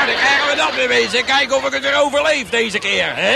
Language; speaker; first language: Dutch; native; Dutch